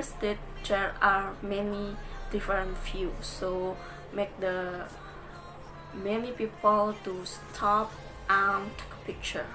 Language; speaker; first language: English; non-native, learner; Balinese